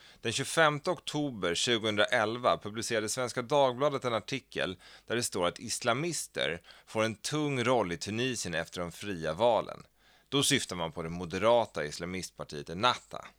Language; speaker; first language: Swedish; native; Swedish